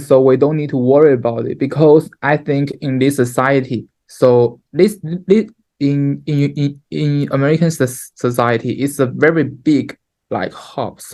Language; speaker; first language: English; non-native, learner; Chinese